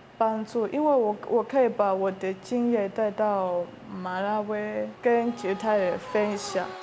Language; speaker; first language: Chinese; non-native, fluent; Nyanja